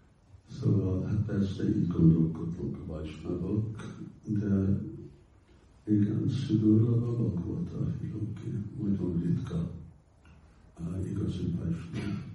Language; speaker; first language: Hungarian; non-native, learner; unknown